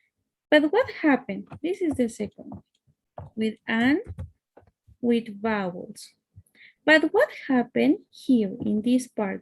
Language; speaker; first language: English; non-native, fluent; Spanish